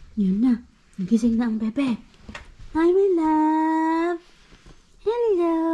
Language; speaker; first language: Filipino; non-native, local second language; Cebuano